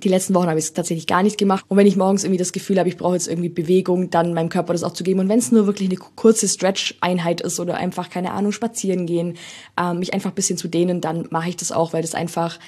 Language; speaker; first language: German; native; German